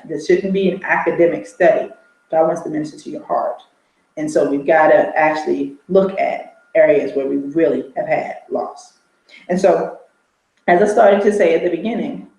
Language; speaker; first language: English; native; English